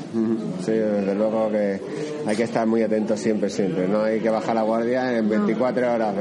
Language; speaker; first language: Spanish; native; Spanish